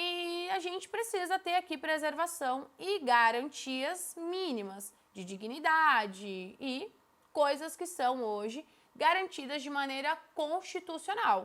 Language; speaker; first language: Portuguese; native; Portuguese